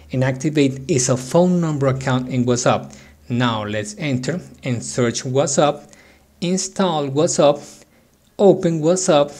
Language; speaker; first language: English; non-native, fluent; Spanish